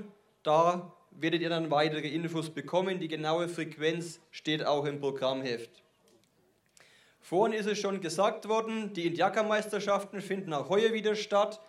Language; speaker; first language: German; native; German